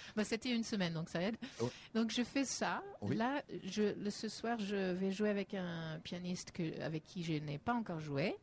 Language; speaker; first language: French; non-native, fluent; English